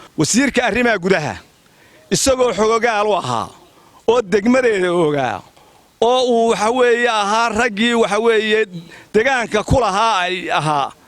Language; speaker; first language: Somali; native; Somali